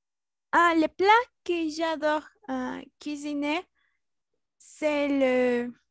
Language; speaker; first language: French; non-native, learner; Spanish